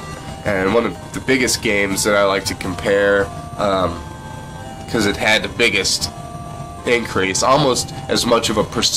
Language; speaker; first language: English; native; English